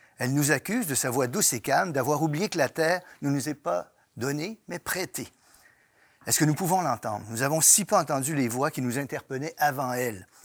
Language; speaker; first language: French; native; French